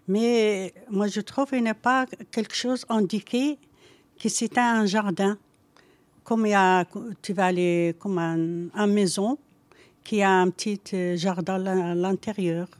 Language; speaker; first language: French; non-native, learner; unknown